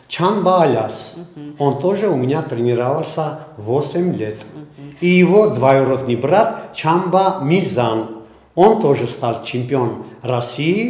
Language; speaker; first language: Russian; non-native, fluent; Armenian